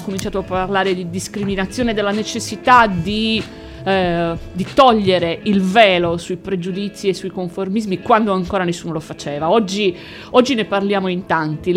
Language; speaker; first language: Italian; native; Italian